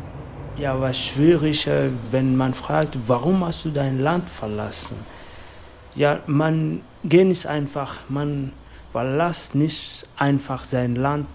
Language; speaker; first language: German; non-native, learner; French